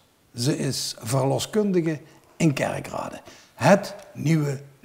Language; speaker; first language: Dutch; native; Dutch